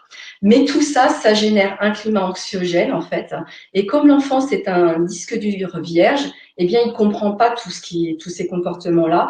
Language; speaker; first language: French; native; French